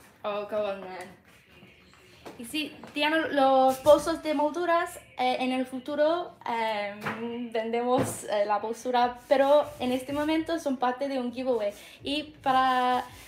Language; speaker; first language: Spanish; non-native, learner; English